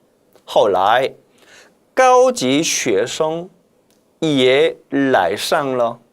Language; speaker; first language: Chinese; non-native, fluent; Korean